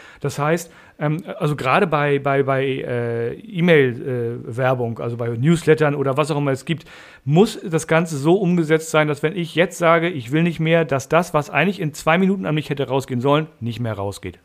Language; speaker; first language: German; native; German